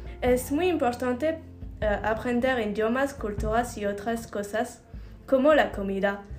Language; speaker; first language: Spanish; non-native, learner; French